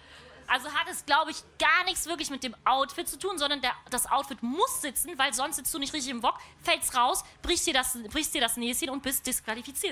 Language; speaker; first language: German; native; German